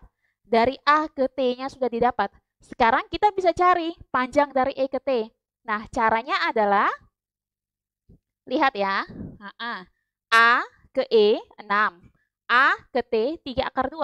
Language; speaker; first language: Indonesian; native; Indonesian